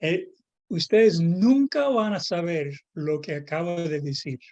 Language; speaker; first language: Spanish; non-native, fluent; English